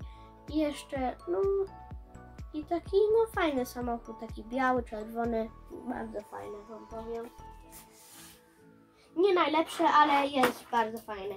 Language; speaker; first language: Polish; early bilingual, heritage; Polish